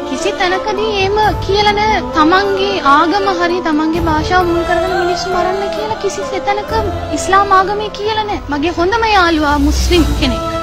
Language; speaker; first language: Sinhala; non-native, local second language; Tamil